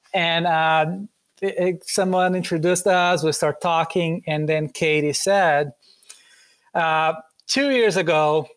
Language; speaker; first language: English; non-native, fluent; Portuguese